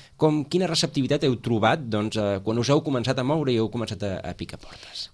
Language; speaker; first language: Catalan; native; Catalan